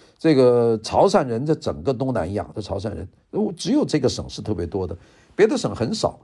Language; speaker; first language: Chinese; non-native, local second language; Cantonese